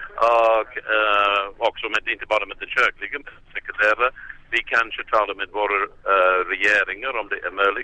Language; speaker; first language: Swedish; non-native, fluent; English